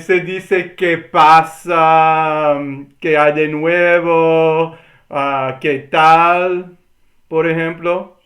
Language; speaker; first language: Spanish; non-native, learner; English